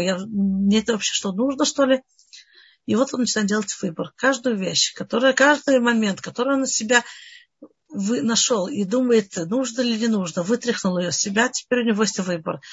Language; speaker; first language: Russian; early bilingual, heritage; Russian